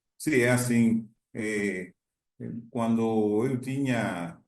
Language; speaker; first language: Portuguese; non-native, learner; Spanish